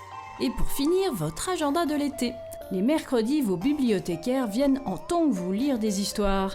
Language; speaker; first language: French; native; French